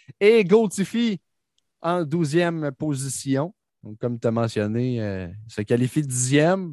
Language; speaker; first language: French; native; French